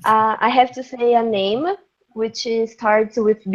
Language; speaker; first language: English; non-native, learner; Portuguese